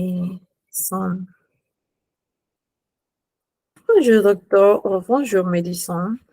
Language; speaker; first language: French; non-native, fluent; Spanish